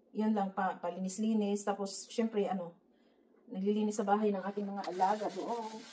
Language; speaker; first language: Filipino; native; Filipino